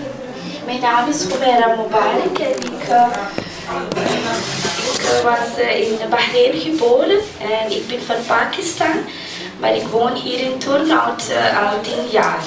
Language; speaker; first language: Dutch; non-native, learner; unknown